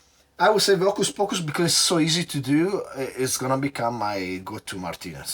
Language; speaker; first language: English; non-native, fluent; Italian